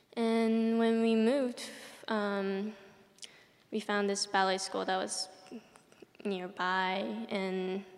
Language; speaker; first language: English; early bilingual, other home language; Japanese